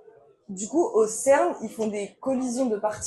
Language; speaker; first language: French; native; French